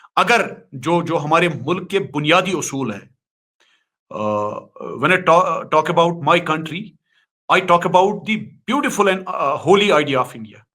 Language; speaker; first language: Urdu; non-native, local second language; Kashmiri